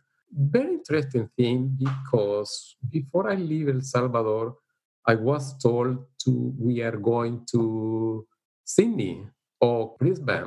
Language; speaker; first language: English; non-native, learner; Spanish